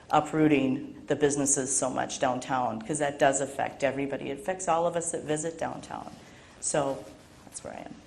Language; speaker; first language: English; native; English